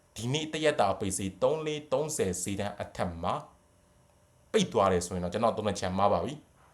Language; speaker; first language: Burmese; native; Burmese